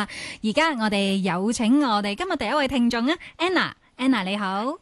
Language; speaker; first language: Cantonese; native; Cantonese